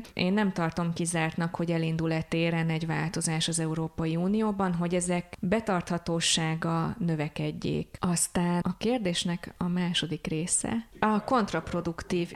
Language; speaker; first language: Hungarian; native; Hungarian